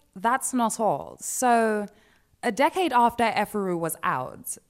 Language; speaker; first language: English; non-native, local second language; Yoruba